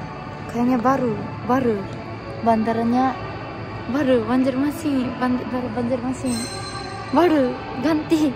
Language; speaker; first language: Indonesian; non-native, fluent; Japanese